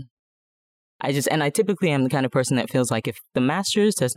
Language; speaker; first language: English; non-native, local second language; Yoruba